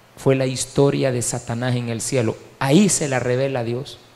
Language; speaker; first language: Spanish; native; Spanish